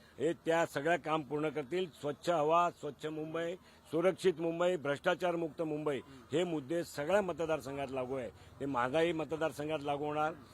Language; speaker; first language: Marathi; non-native, local second language; Gujarati